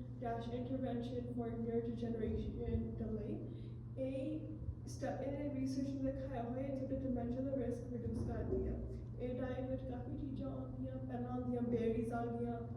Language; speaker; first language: Punjabi; early bilingual, heritage; Punjabi